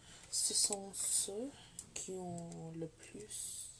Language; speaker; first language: French; non-native, learner; English